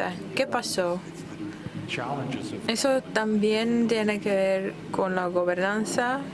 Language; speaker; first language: Spanish; non-native, fluent; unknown